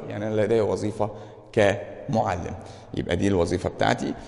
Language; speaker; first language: Arabic; native; Arabic